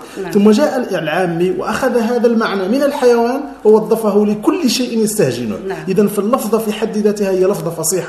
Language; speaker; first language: Arabic; native; Arabic